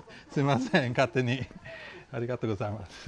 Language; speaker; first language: Japanese; non-native, fluent; Swedish